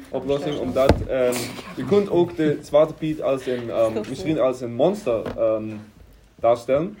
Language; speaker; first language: Dutch; non-native, learner; German